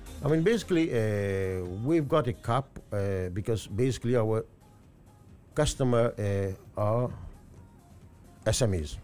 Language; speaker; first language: English; non-native, local second language; Morisyen